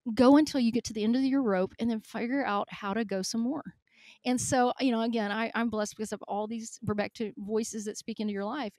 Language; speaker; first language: English; native; English